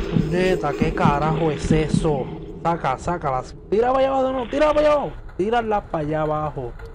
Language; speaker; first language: Spanish; native; Spanish